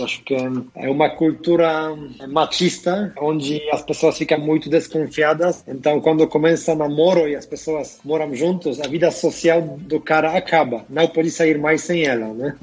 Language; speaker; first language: Portuguese; non-native, fluent; Polish